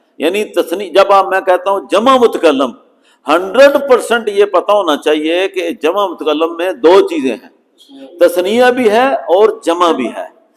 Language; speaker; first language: Urdu; non-native, local second language; Punjabi